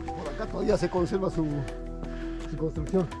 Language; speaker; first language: Spanish; native; Spanish